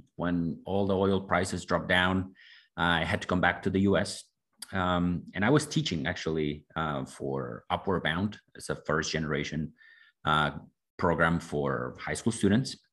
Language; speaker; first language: English; non-native, fluent; Spanish